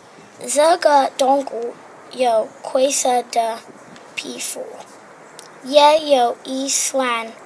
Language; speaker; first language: Chinese; non-native, learner; English